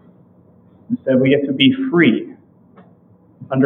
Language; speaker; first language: English; native; English